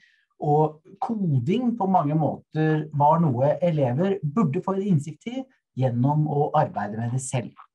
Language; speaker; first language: Norwegian; native; Norwegian